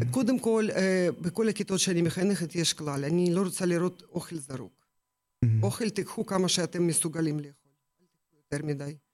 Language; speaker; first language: Hebrew; non-native, fluent; Russian